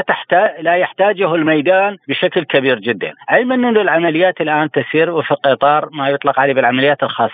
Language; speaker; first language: Arabic; native; Arabic